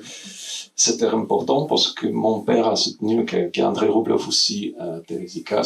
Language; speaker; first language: French; non-native, fluent; Russian